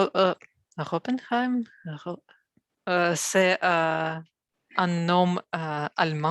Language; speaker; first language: French; non-native, learner; Russian